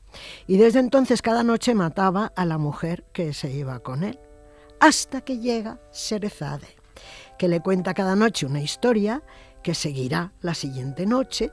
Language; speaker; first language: Spanish; native; Spanish